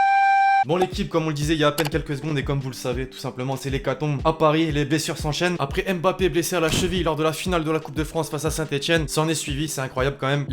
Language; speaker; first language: French; native; French